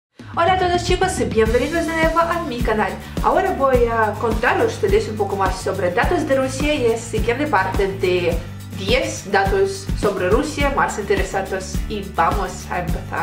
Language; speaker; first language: Spanish; non-native, learner; Russian